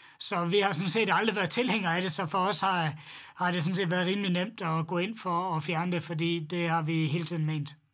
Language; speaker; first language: Danish; native; Danish